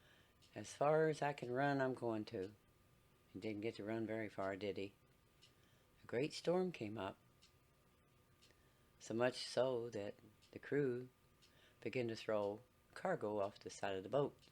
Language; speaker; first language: English; native; English